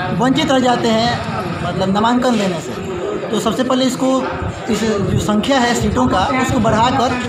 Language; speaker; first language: Hindi; native; Hindi